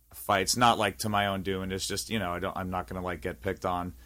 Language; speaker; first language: English; native; English